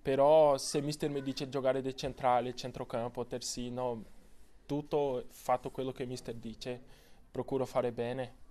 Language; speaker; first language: Italian; non-native, learner; Portuguese